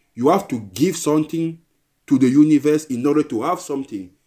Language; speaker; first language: English; non-native, local second language; Basaa